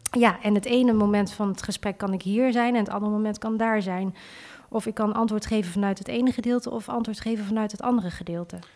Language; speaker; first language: Dutch; early bilingual, other home language; Vietnamese